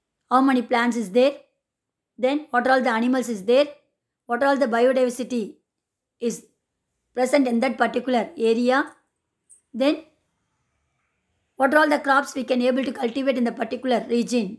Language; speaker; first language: English; non-native, local second language; Tamil